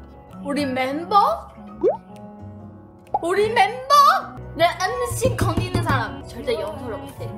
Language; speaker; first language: Korean; non-native, fluent; Chinese